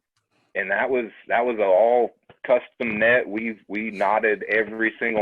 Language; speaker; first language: English; native; English